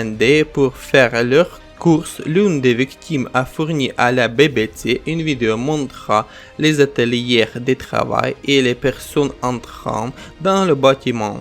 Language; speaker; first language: French; non-native, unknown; Ukrainian